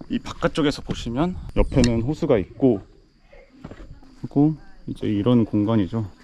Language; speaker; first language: Korean; native; Korean